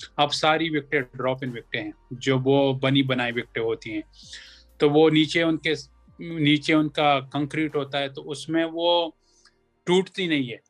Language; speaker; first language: Urdu; non-native, local second language; Pashto